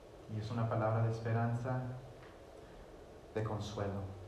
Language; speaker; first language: Spanish; early bilingual, heritage; Spanish